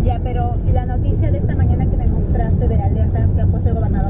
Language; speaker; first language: Spanish; native; Spanish